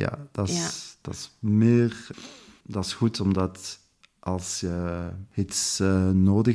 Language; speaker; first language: Dutch; non-native, local second language; French